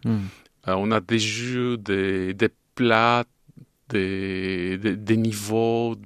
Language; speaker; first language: French; non-native, fluent; Bulgarian